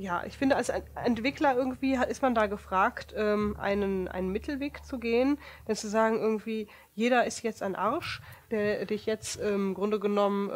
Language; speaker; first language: German; native; German